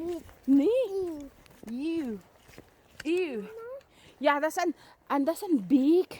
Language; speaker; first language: Dutch; non-native, learner; Filipino